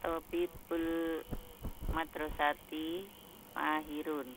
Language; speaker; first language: Arabic; non-native, learner; Indonesian